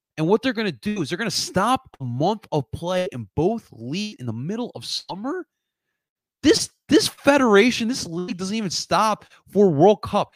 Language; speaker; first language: English; native; English